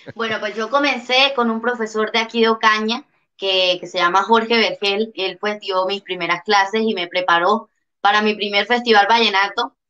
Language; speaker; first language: Spanish; native; Spanish